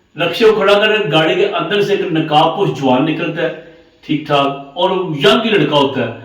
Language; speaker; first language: Urdu; non-native, local second language; Punjabi